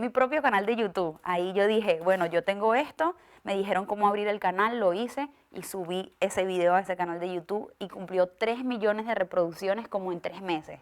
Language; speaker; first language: Spanish; native; Spanish